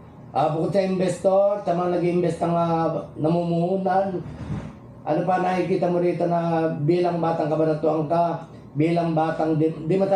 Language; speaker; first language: Filipino; native; Filipino